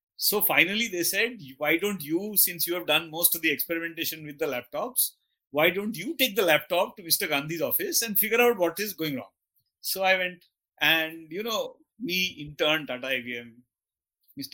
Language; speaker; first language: English; non-native, local second language; Bangla